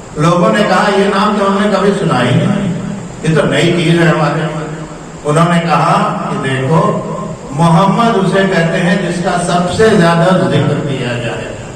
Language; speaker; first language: Urdu; native; Urdu